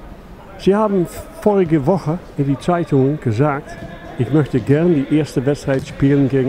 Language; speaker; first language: German; non-native, learner; Dutch